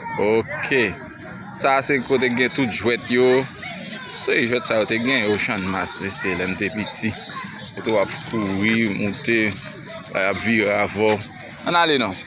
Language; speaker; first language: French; non-native, local second language; Haitian Creole